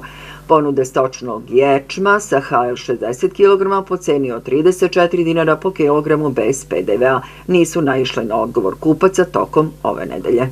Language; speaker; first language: Serbian; native; Serbian